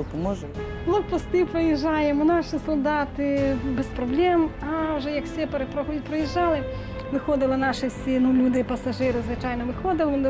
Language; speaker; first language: Ukrainian; native; Ukrainian